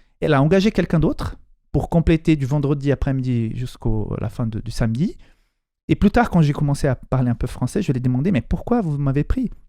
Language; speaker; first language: French; non-native, fluent; Portuguese